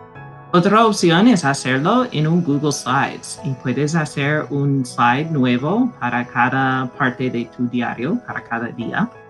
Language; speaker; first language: Spanish; non-native, fluent; English